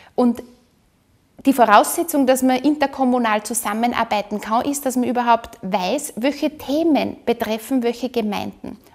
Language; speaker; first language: German; native; German